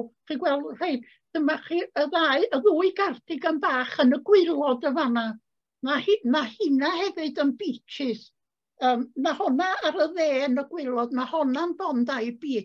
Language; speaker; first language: Welsh; native; Welsh